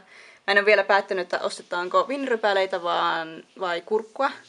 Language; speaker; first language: Finnish; native; Finnish